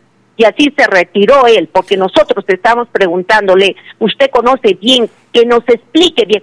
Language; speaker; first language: Spanish; native; Spanish